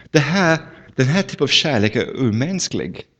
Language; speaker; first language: Swedish; non-native, fluent; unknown